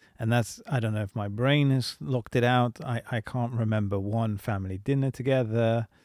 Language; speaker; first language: English; native; English